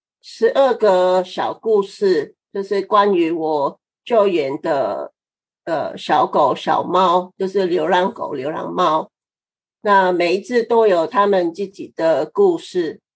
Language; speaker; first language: Chinese; non-native, fluent; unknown